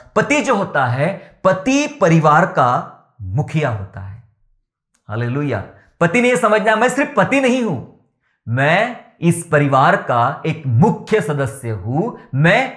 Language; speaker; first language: Hindi; non-native, local second language; Marathi